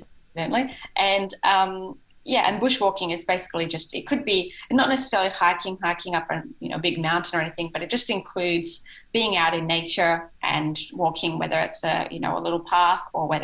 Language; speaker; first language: English; native; English